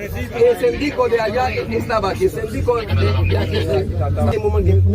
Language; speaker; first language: Spanish; non-native, learner; Haitian Creole